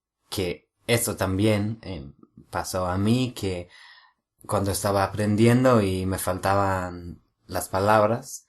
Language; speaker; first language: Spanish; non-native, fluent; English